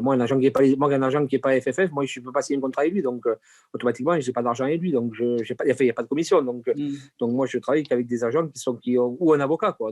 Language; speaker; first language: French; native; French